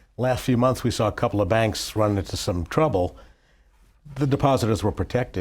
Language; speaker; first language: English; native; English